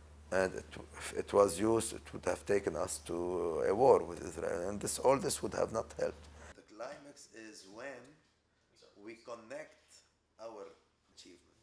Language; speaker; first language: English; non-native, fluent; Arabic